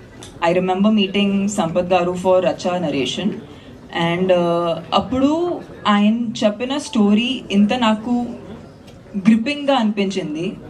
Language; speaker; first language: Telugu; non-native, fluent; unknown